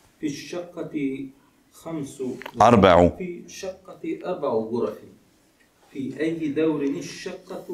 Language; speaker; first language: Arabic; non-native, fluent; Bosnian